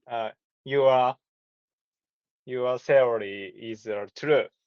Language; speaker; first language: English; non-native, learner; Japanese